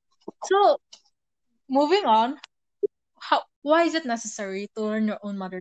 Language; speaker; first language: English; non-native, fluent; Indonesian